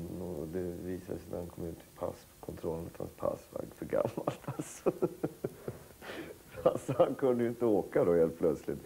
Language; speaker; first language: Swedish; native; Swedish